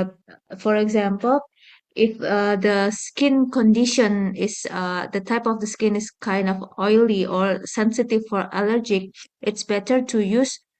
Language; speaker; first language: English; non-native, fluent; Indonesian